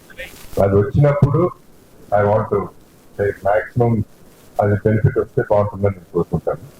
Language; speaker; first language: Telugu; native; Telugu